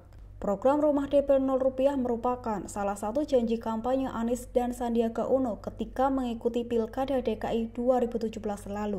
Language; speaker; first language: Indonesian; native; Indonesian